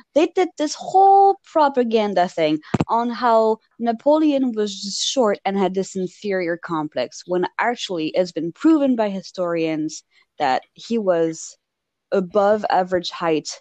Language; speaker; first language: English; non-native, fluent; French